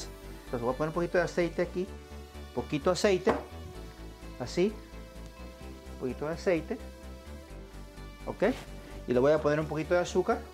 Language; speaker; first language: Spanish; native; Spanish